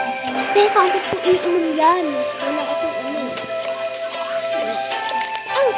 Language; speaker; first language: Filipino; non-native, local second language; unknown